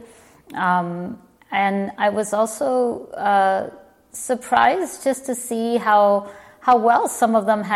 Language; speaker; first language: English; native; English